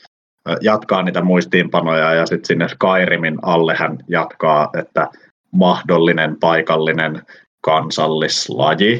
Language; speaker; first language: Finnish; native; Finnish